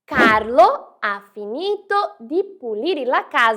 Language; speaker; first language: Italian; non-native, fluent; Portuguese